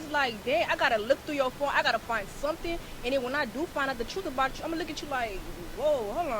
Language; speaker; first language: English; native; English